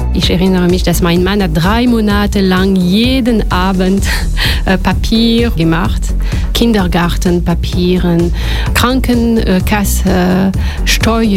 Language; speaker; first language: German; non-native, learner; French